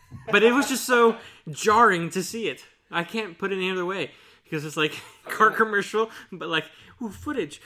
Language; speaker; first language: English; early bilingual, other home language; Spanish